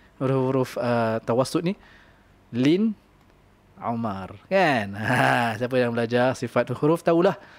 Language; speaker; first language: Malay; native; Malay